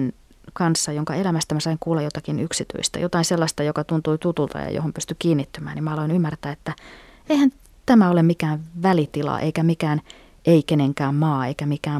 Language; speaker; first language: Finnish; native; Finnish